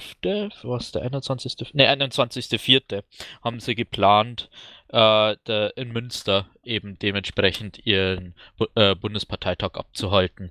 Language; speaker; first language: German; native; German